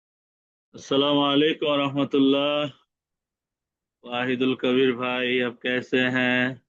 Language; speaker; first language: Hindi; non-native, fluent; Bangla